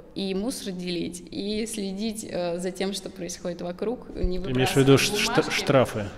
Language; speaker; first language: Russian; native; Russian